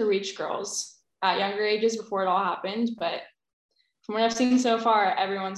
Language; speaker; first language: English; native; English